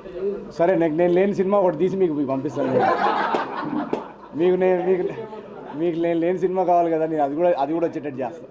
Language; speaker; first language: Telugu; native; Telugu